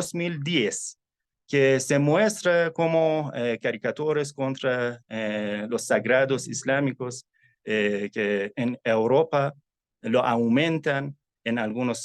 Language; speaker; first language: Spanish; non-native, fluent; Persian